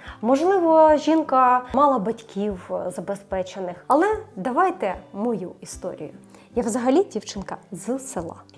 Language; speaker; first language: Ukrainian; non-native, local second language; Russian